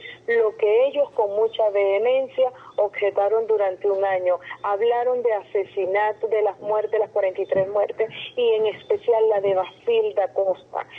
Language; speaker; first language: Spanish; native; Spanish